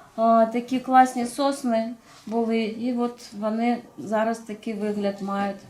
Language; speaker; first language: Ukrainian; non-native, local second language; Russian